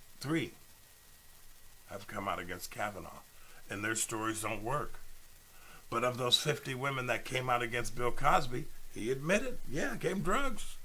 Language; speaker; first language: English; native; English